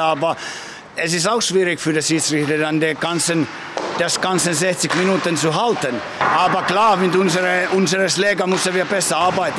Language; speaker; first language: German; non-native, fluent; Finnish